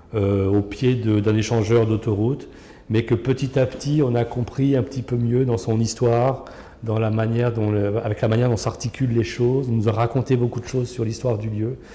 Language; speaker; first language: French; native; French